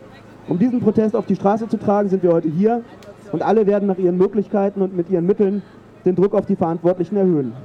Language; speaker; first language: German; native; German